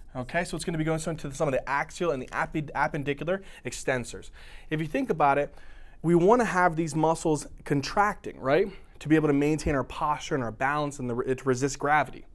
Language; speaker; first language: English; native; English